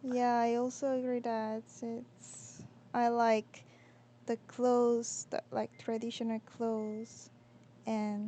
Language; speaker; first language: English; non-native, learner; Korean